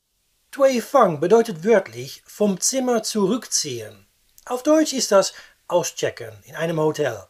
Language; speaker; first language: German; non-native, fluent; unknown